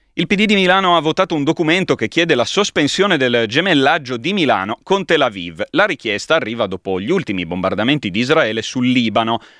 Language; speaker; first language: Italian; native; Italian